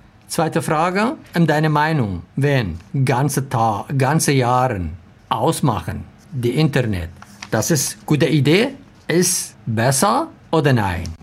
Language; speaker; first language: German; non-native, learner; Arabic